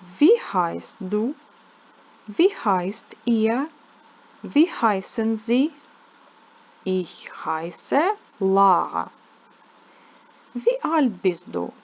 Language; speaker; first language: German; non-native, fluent; Ukrainian